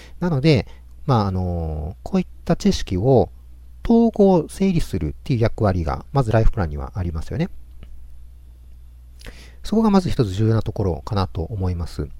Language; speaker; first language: Japanese; native; Japanese